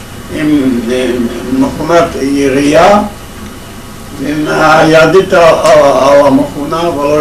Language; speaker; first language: Hebrew; non-native, fluent; Yiddish